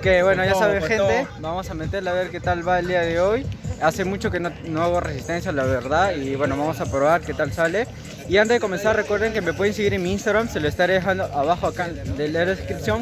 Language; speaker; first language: Spanish; native; Spanish